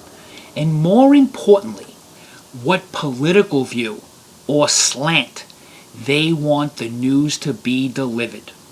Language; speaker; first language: English; native; English